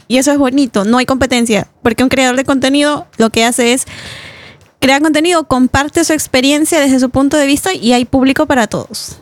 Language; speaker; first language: Spanish; native; Spanish